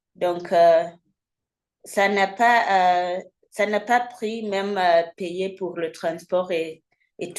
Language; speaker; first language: French; non-native, fluent; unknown